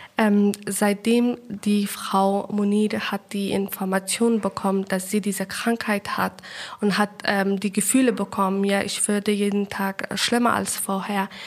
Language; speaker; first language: German; non-native, fluent; Persian